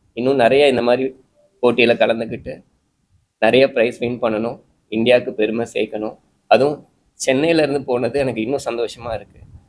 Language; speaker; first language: Tamil; native; Tamil